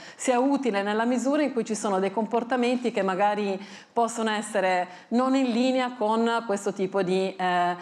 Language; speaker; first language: Italian; native; Italian